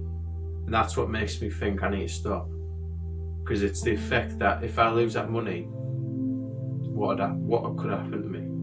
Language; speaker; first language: English; native; English